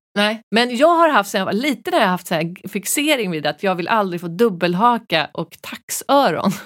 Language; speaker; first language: Swedish; native; Swedish